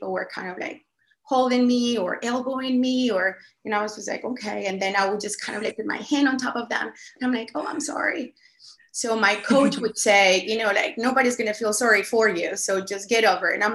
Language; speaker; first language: English; non-native, fluent; Spanish